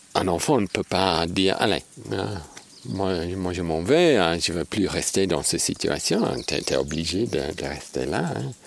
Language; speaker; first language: French; non-native, fluent; English